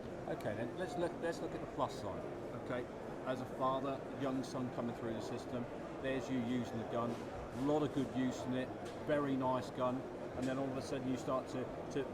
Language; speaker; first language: English; native; English